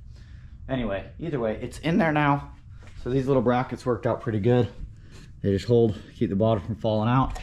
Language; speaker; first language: English; native; English